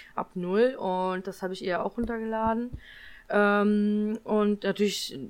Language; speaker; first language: German; early bilingual, other home language; Polish